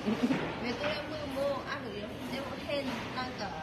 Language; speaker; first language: Japanese; non-native, learner; Vietnamese